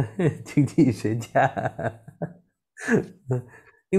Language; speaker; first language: Chinese; non-native, learner; Vietnamese